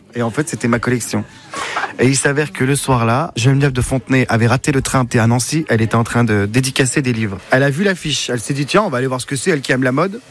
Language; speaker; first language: French; early bilingual, other home language; Arabic